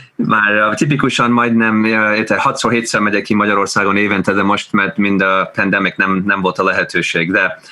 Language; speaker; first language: Hungarian; early bilingual, heritage; Hungarian